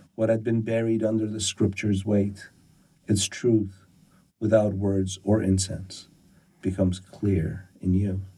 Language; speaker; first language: English; early bilingual, other home language; Persian